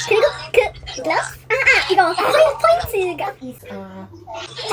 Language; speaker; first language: Korean; non-native, learner; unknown